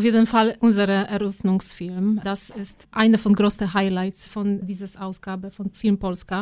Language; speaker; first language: German; non-native, fluent; Polish